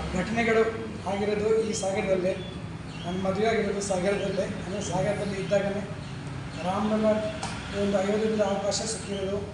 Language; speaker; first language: Kannada; non-native, local second language; Hindi